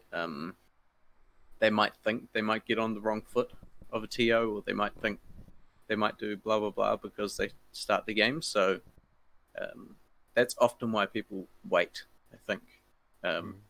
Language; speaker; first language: English; native; English